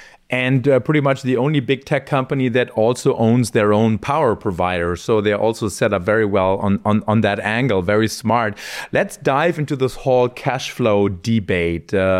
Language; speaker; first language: English; non-native, fluent; German